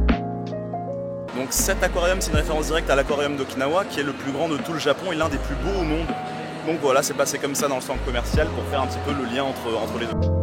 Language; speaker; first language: French; native; French